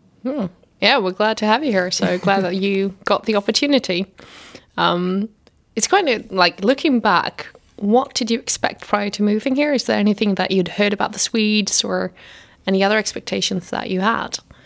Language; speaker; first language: English; non-native, fluent; Swedish